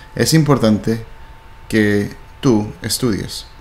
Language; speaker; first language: Spanish; non-native, fluent; English